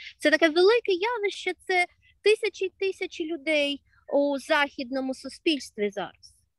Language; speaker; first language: Ukrainian; non-native, local second language; Russian